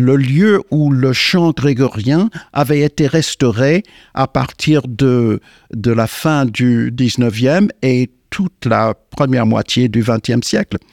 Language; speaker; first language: French; non-native, fluent; English